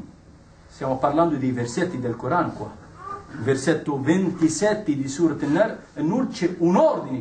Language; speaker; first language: Italian; non-native, fluent; Arabic